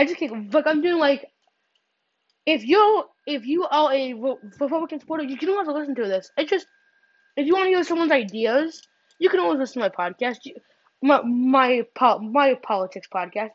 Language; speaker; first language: English; native; English